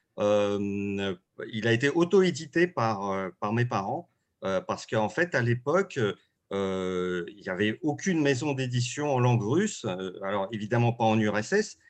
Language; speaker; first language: French; early bilingual, other home language; Russian